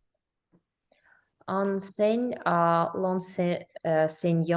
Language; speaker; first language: French; non-native, learner; English